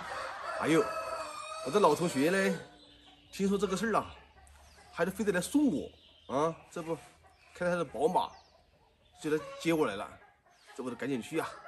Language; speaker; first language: Chinese; native; Chinese